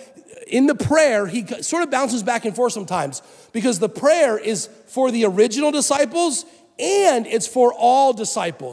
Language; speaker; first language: English; native; English